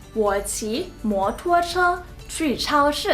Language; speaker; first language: Chinese; non-native, fluent; Thai